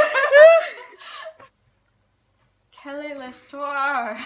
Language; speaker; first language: French; non-native, learner; English